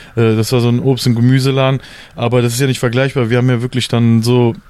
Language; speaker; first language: German; native; German